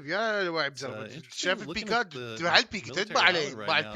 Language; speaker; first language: Arabic; native; Arabic